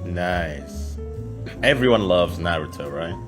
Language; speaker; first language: English; non-native, fluent; Indonesian